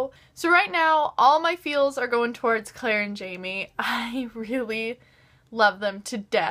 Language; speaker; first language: English; native; English